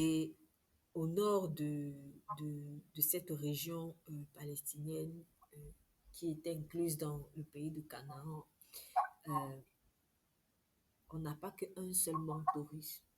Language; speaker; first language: French; native; French